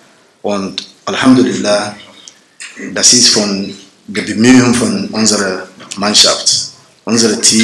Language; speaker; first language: German; non-native, learner; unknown